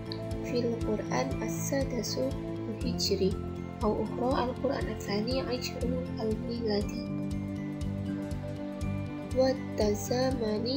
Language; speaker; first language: Arabic; non-native, learner; Indonesian